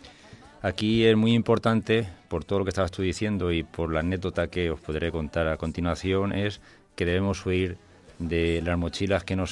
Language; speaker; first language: Spanish; native; Spanish